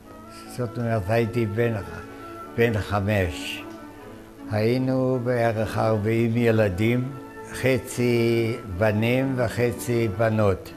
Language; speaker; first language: Hebrew; non-native, fluent; German